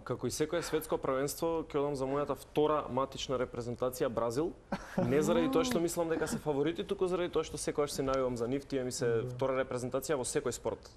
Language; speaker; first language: Macedonian; native; Macedonian